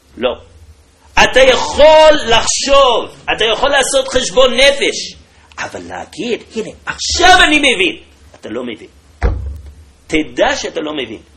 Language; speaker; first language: Hebrew; native; Hebrew